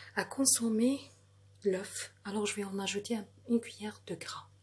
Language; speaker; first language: French; non-native, local second language; Arabic